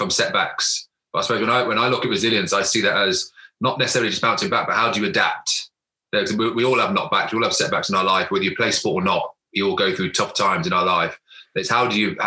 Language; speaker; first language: English; native; English